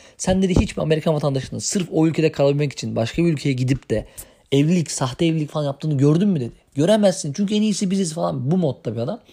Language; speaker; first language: Turkish; native; Turkish